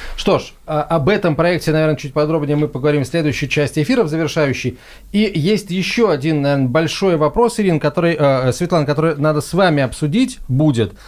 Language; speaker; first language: Russian; native; Russian